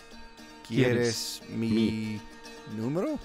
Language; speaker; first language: Spanish; non-native, learner; English